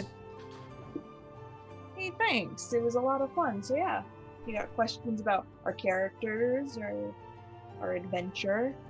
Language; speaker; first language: English; native; English